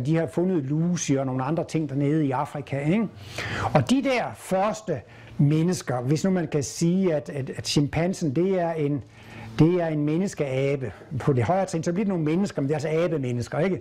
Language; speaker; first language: Danish; native; Danish